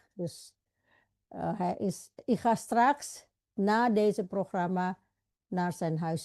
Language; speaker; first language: Dutch; non-native, fluent; Indonesian